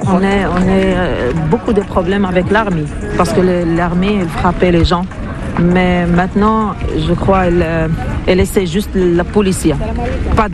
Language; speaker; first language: French; non-native, learner; Arabic